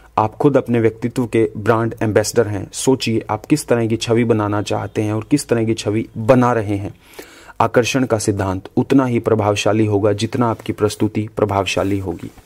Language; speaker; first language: Hindi; native; Hindi